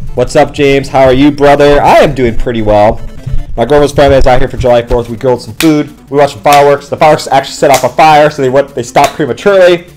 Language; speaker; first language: English; native; English